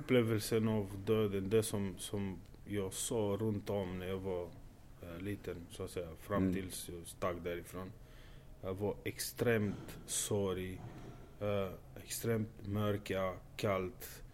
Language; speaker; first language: Swedish; non-native, fluent; Romanian